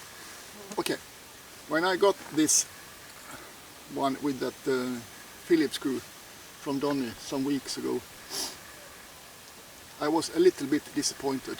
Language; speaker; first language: English; non-native, fluent; Swedish